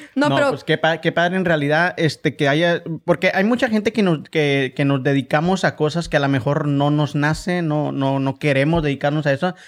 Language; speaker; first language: Spanish; native; Spanish